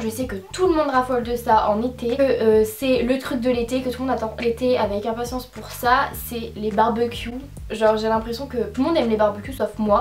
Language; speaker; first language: French; native; French